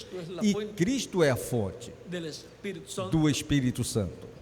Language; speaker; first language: Portuguese; native; Portuguese